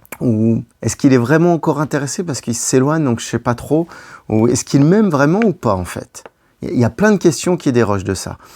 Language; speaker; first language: French; native; French